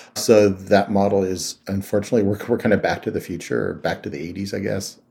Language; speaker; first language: English; native; English